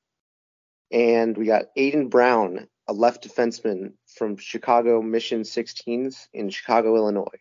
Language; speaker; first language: English; native; English